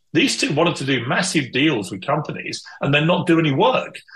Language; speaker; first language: English; native; English